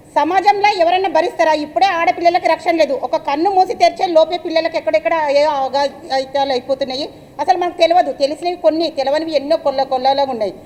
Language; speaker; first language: Telugu; native; Telugu